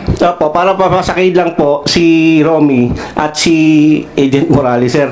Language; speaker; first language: Filipino; non-native, local second language; Cebuano